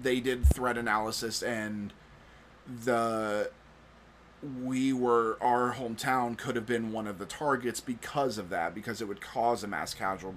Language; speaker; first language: English; native; English